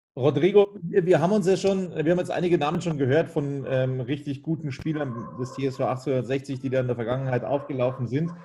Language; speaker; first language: German; native; German